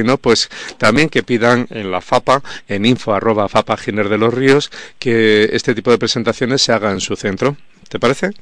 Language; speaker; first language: Spanish; native; Spanish